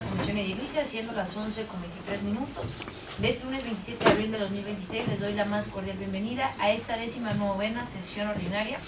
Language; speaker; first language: Spanish; native; Spanish